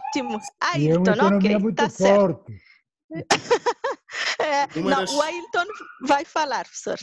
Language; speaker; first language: Portuguese; non-native, local second language; Kabuverdianu